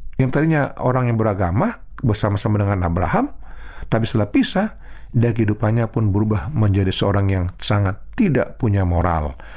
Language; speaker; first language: Indonesian; non-native, local second language; Batak Toba